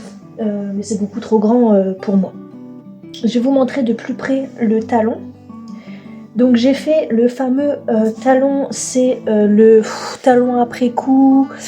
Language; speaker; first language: French; native; French